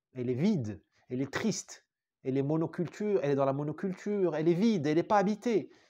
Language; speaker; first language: French; non-native, local second language; Arabic